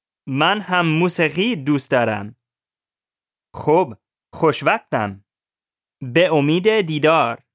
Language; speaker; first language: Persian; non-native, learner; English